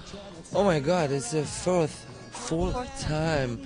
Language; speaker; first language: English; non-native, learner; Russian